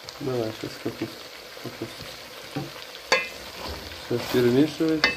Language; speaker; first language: Russian; non-native, fluent; Uzbek